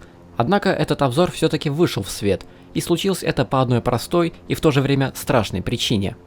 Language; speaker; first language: Russian; native; Russian